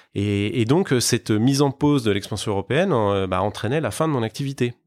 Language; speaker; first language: French; native; French